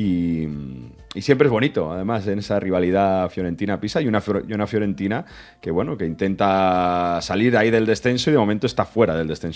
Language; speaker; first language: Spanish; native; Spanish